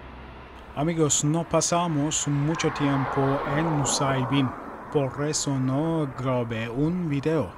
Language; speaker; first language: Spanish; non-native, learner; Turkish